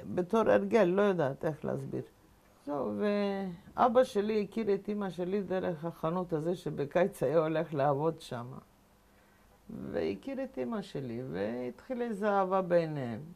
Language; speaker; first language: Hebrew; non-native, fluent; Ladino